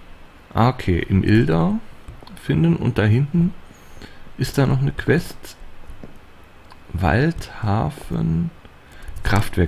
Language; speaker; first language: German; native; German